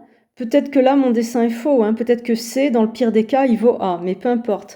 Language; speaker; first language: French; native; French